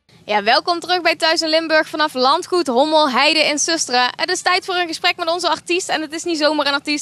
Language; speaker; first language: Dutch; native; Dutch